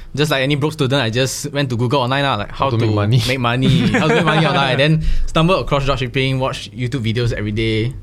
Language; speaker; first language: English; non-native, local second language; Chinese